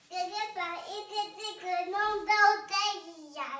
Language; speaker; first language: Chinese; early bilingual, heritage; Chinese